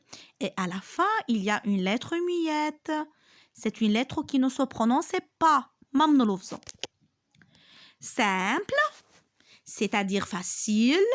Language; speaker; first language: French; non-native, local second language; Arabic